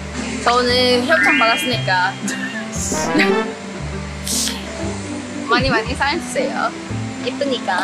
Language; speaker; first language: Korean; non-native, fluent; Chinese